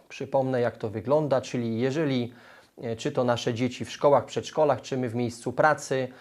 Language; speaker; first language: Polish; native; Polish